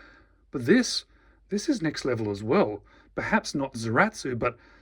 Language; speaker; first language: English; native; English